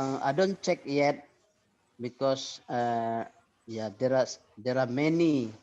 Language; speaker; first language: English; non-native, fluent; Indonesian